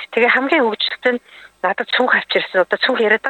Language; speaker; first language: Mongolian; native; Mongolian